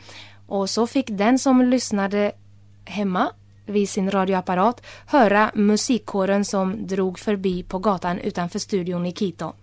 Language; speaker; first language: Swedish; native; Swedish